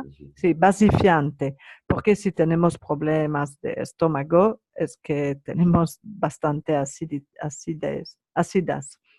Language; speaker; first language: Spanish; non-native, learner; French